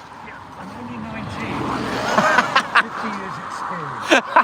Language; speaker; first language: English; native; English